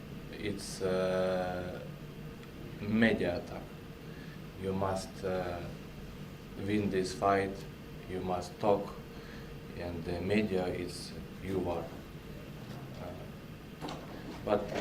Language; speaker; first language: English; non-native, learner; Russian